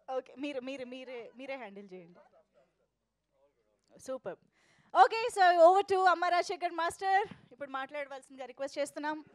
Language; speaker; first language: Telugu; native; Telugu